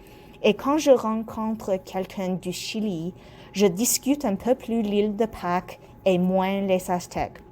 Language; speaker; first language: French; non-native, local second language; English